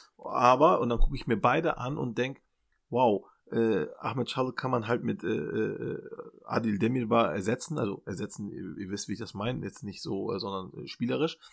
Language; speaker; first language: German; early bilingual, other home language; Turkish